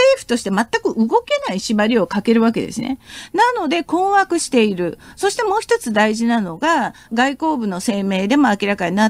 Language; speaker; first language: Japanese; non-native, fluent; Korean